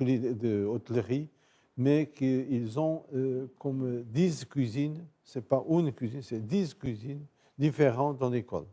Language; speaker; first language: French; non-native, fluent; Portuguese